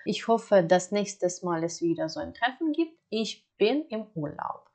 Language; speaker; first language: German; non-native, fluent; Ukrainian